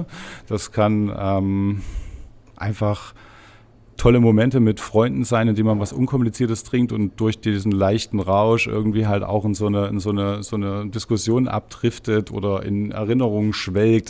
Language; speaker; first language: German; native; German